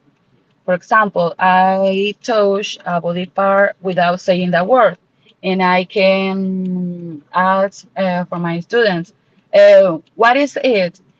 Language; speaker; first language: English; non-native, learner; Spanish